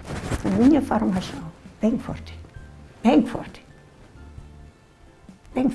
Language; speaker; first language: Portuguese; non-native, learner; Dutch